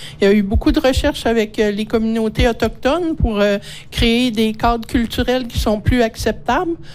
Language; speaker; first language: French; native; French